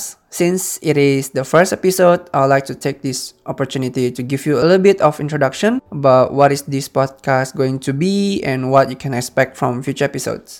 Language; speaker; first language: English; early bilingual, other home language; Indonesian